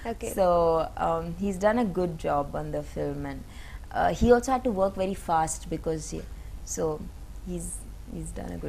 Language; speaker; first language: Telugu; non-native, learner; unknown